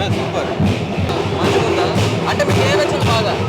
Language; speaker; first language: Telugu; native; Telugu